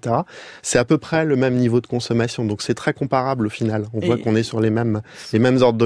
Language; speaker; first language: French; native; French